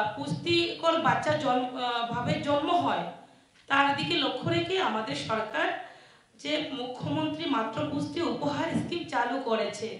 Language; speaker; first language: Bangla; non-native, local second language; Chakma